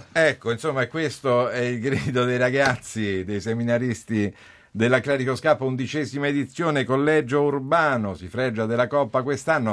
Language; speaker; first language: Italian; native; Italian